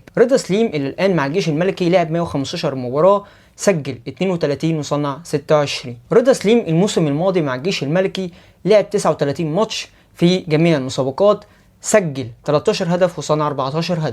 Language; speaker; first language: Arabic; native; Arabic